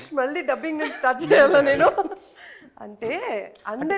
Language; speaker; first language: Telugu; non-native, fluent; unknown